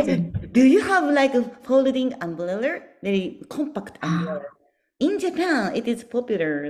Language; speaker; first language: English; non-native, fluent; Japanese